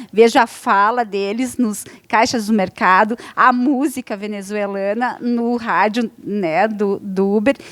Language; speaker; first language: Portuguese; native; Portuguese